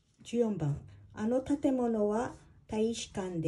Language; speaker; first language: Japanese; non-native, fluent; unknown